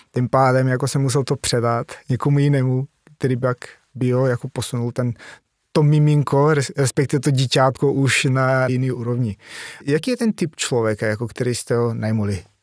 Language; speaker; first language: Czech; non-native, fluent; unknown